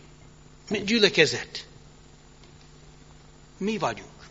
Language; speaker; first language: Hungarian; early bilingual, heritage; English